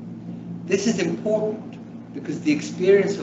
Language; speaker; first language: English; early bilingual, other home language; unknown